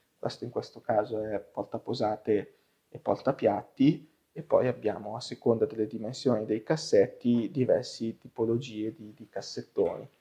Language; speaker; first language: Italian; native; Italian